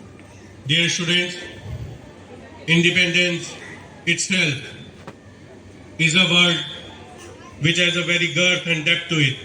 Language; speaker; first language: English; non-native, local second language; Hindi